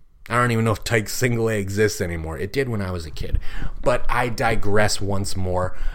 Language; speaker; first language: English; native; English